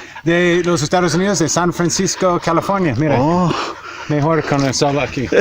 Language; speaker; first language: Spanish; non-native, learner; English